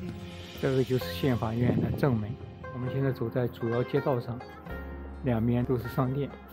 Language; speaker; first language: Chinese; native; Chinese